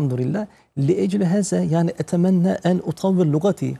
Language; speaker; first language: Arabic; non-native, fluent; Turkish